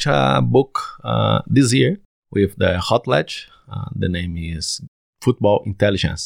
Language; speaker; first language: English; non-native, learner; Portuguese